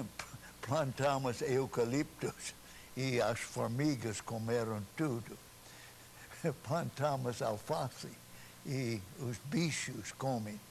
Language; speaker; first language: Portuguese; non-native, fluent; English